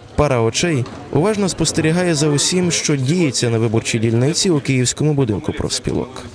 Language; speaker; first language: Ukrainian; native; Ukrainian